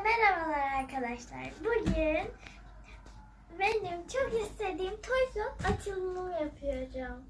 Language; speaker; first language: Turkish; native; Turkish